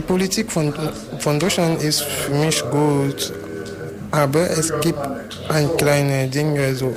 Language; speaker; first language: German; non-native, learner; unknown